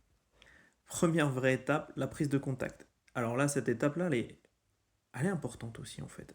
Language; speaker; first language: French; native; French